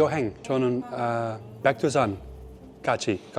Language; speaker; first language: Korean; non-native, learner; Dutch